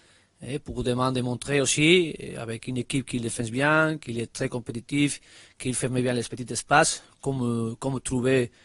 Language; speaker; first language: French; non-native, learner; Spanish